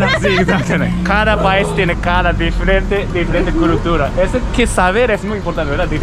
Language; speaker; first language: Spanish; non-native, learner; Japanese